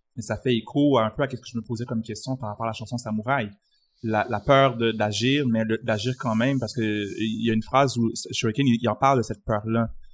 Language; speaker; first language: French; native; French